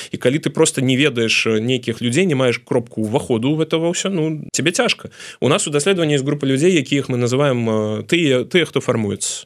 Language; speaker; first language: Belarusian; non-native, local second language; Russian